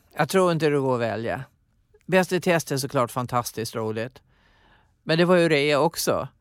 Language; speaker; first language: Swedish; native; Swedish